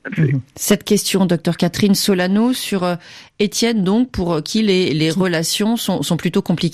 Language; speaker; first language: French; native; French